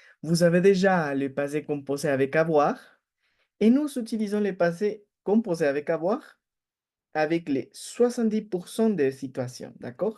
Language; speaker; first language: French; non-native, fluent; Spanish